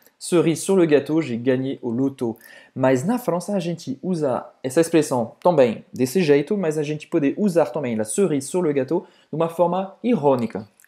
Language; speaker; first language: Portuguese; non-native, fluent; French